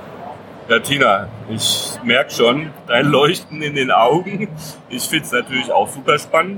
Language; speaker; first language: German; native; German